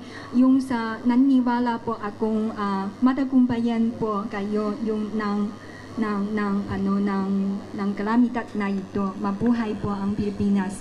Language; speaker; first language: Filipino; non-native, learner; Chinese